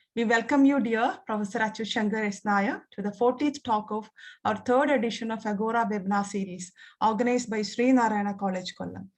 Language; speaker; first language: English; non-native, local second language; Malayalam